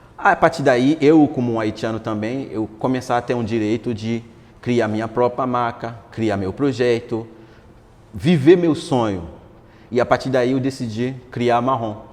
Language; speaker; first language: Portuguese; non-native, fluent; Haitian Creole